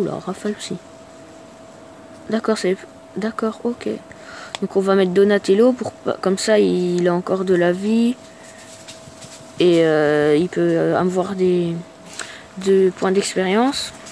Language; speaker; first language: French; native; French